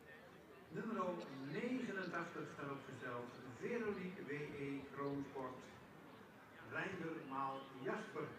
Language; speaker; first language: Dutch; native; Dutch